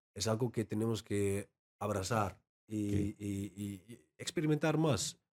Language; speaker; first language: Spanish; non-native, learner; Dutch